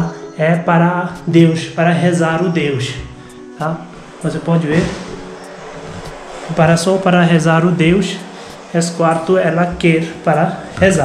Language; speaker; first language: Portuguese; non-native, learner; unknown